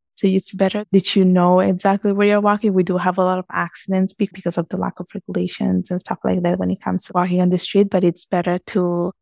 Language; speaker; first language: English; early bilingual, heritage; Italian